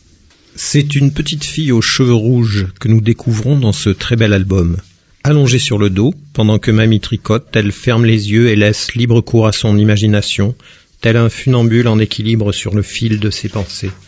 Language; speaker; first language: French; native; French